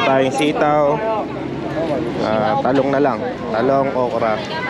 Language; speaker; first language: Chinese; non-native, learner; Filipino